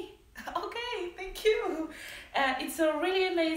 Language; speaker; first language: English; non-native, learner; French